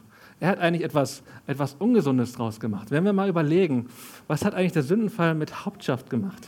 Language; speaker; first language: German; native; German